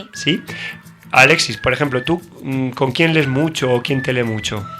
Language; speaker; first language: Spanish; native; Spanish